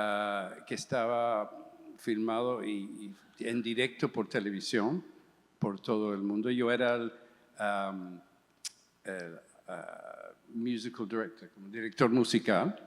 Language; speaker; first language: Spanish; early bilingual, heritage; English